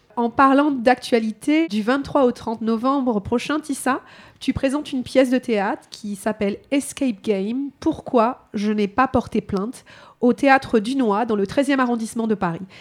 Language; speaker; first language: French; native; French